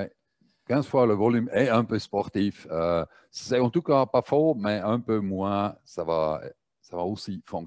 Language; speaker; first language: French; non-native, fluent; German